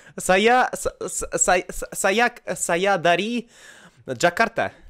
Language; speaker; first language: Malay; non-native, learner; Russian